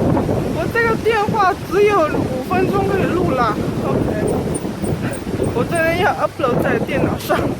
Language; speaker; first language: Chinese; early bilingual, heritage; Chinese